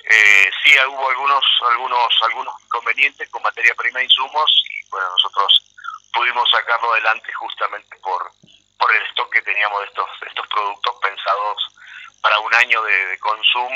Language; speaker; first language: Spanish; native; Spanish